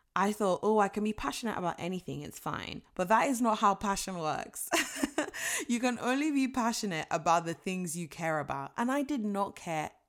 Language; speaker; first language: English; non-native, local second language; Yoruba